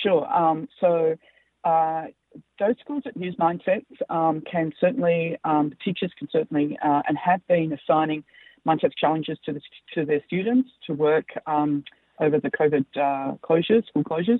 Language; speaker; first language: English; native; English